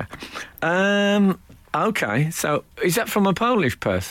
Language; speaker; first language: English; native; English